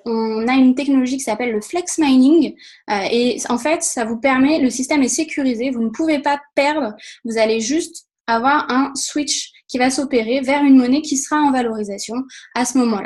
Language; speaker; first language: French; native; French